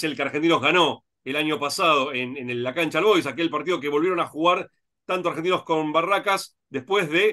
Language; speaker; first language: Spanish; native; Spanish